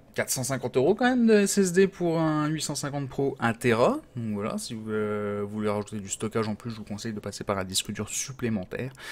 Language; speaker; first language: French; native; French